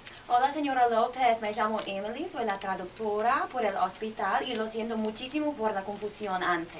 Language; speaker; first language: Spanish; non-native, learner; English